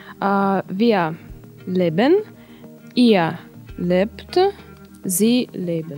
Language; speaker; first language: German; non-native, learner; Russian